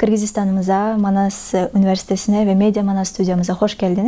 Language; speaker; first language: Turkish; non-native, fluent; Kyrgyz